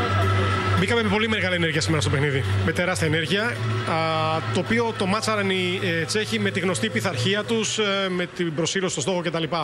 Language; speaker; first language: Greek; native; Greek